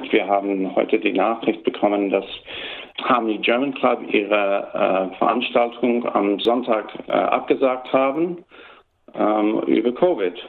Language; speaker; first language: German; early bilingual, heritage; German